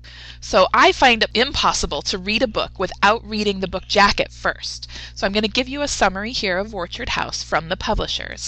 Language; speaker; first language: English; native; English